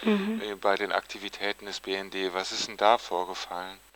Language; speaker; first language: German; native; German